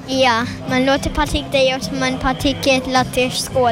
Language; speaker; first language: Latvian; early bilingual, heritage; Latvian